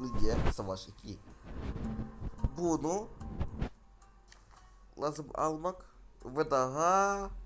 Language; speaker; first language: Turkish; non-native, learner; Russian